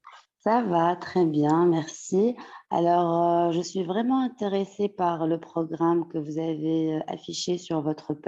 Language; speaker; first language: French; non-native, fluent; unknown